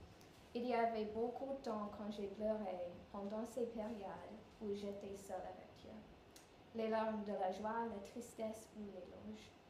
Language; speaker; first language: French; non-native, learner; English